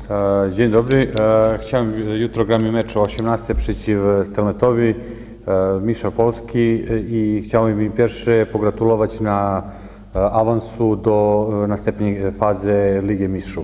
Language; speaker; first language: Polish; non-native, learner; Serbian